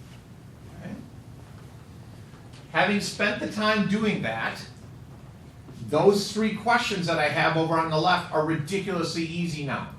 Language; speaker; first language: English; native; English